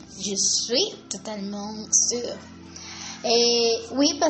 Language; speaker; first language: French; non-native, learner; Spanish